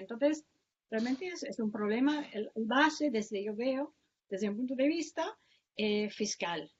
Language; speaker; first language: Spanish; non-native, fluent; English